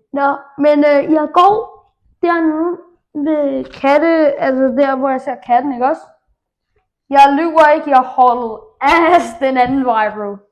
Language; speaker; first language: Danish; early bilingual, other home language; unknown